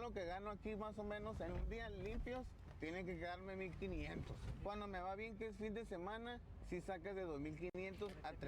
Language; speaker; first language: Spanish; native; Spanish